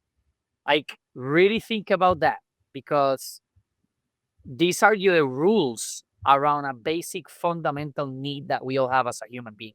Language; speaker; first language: English; non-native, local second language; Spanish